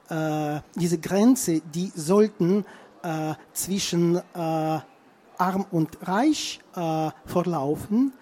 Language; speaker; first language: German; non-native, fluent; Russian